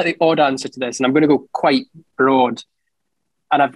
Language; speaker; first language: English; native; English